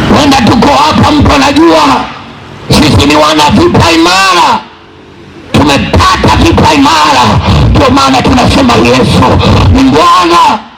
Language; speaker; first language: Swahili; native; Swahili